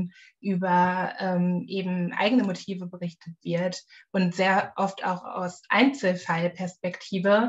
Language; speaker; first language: German; native; German